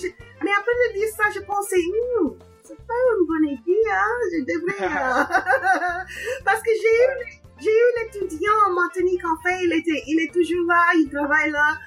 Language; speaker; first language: French; non-native, learner; English